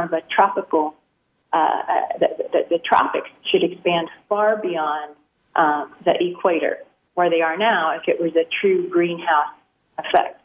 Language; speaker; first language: English; native; English